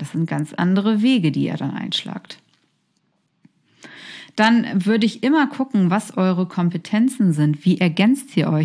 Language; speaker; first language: German; native; German